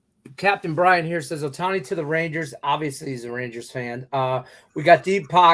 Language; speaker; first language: English; native; English